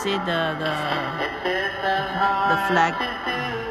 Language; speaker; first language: English; non-native, learner; Filipino